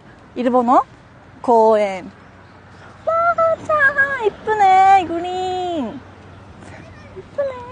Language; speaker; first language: Korean; non-native, learner; Japanese